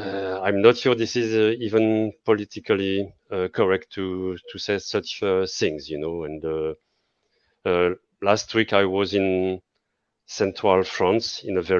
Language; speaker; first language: English; non-native, fluent; French